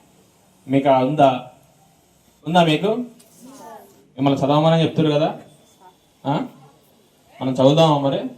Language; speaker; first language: Telugu; native; Telugu